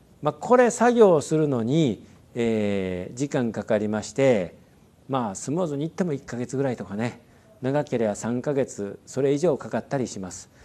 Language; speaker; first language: Japanese; native; Japanese